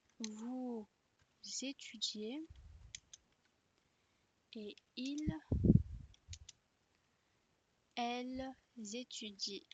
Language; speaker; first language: French; non-native, fluent; Spanish